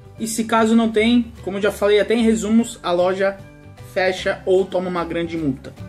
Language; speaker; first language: Portuguese; native; Portuguese